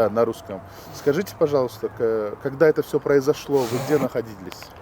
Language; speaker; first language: Russian; non-native, local second language; Kyrgyz